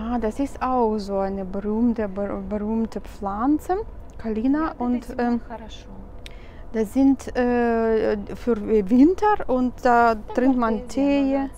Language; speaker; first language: German; non-native, fluent; Russian